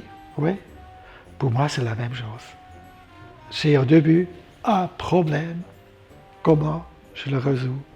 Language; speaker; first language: French; non-native, local second language; German